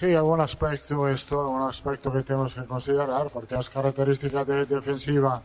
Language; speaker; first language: Portuguese; non-native, fluent; Italian